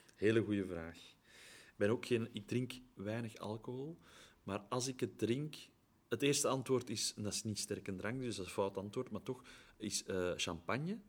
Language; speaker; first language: Dutch; native; Dutch